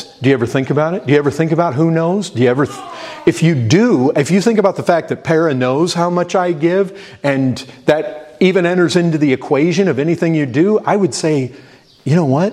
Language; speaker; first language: English; native; English